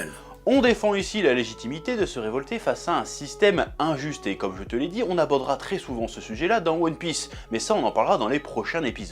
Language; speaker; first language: French; native; French